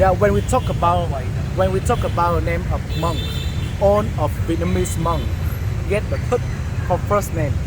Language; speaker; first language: English; non-native, learner; Vietnamese